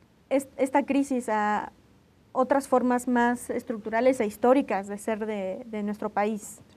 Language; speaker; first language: Spanish; native; Spanish